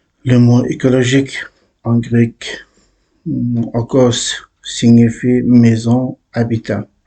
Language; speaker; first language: French; non-native, learner; Uzbek